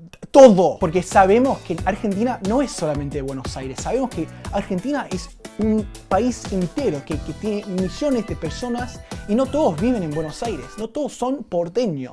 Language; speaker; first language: Spanish; non-native, fluent; English